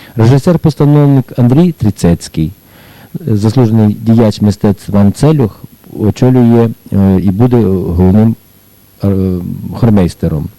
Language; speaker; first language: Ukrainian; native; Ukrainian